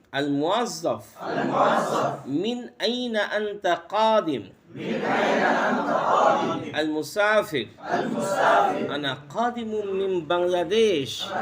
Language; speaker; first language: Arabic; non-native, fluent; Bangla